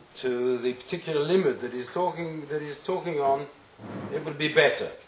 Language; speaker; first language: English; native; English